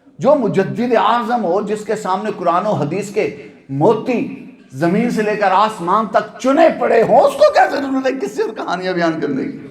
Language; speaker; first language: Urdu; non-native, local second language; Punjabi